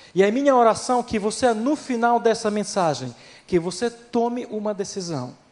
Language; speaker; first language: Portuguese; non-native, fluent; Ukrainian